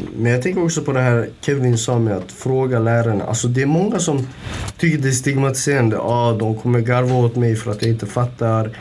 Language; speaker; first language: Swedish; early bilingual, other home language; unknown